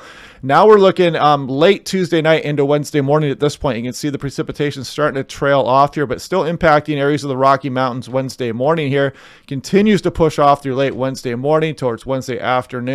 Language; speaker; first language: English; native; English